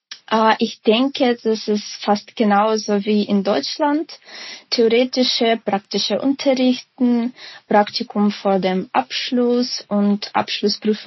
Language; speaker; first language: German; non-native, fluent; Ukrainian